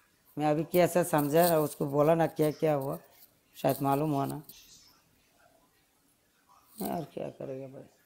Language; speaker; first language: Hindi; non-native, learner; Bangla